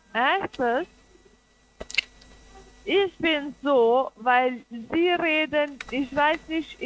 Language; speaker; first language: German; non-native, learner; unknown